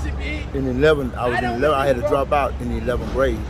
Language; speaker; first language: English; native; English